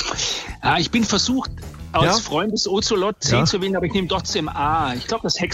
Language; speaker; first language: German; native; German